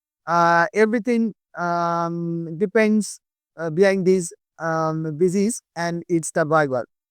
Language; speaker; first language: English; non-native, local second language; Bangla